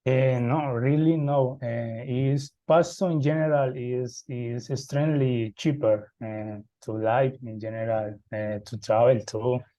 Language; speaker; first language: English; non-native, learner; Spanish